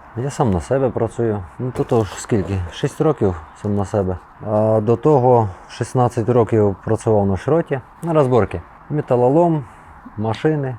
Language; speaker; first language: Ukrainian; non-native, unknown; Latvian